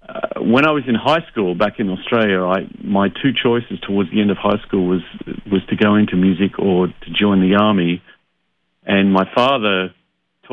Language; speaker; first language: English; native; English